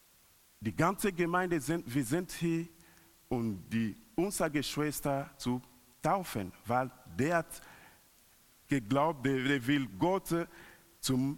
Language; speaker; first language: German; non-native, learner; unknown